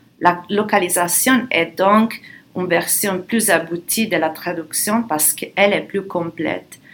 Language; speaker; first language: French; non-native, fluent; Italian